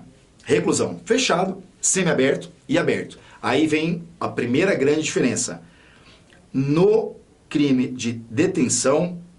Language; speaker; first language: Portuguese; native; Portuguese